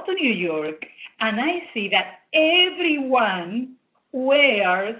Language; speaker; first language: English; non-native, fluent; Spanish